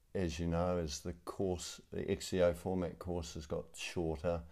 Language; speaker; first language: English; native; English